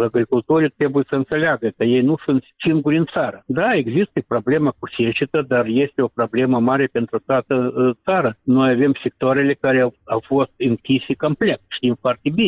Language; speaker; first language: Romanian; non-native, local second language; Russian